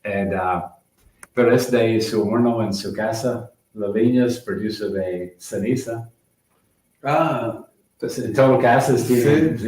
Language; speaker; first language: Spanish; non-native, learner; English